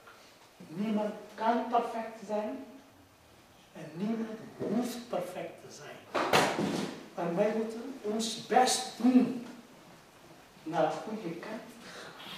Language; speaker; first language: Dutch; non-native, fluent; Urdu